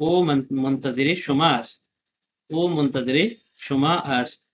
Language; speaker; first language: Persian; non-native, fluent; Urdu